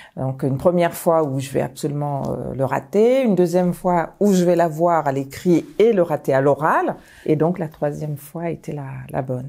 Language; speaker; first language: French; early bilingual, other home language; Bambara